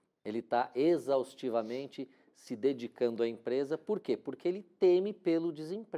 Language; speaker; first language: Portuguese; native; Portuguese